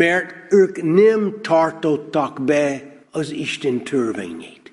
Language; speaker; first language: Hungarian; non-native, fluent; English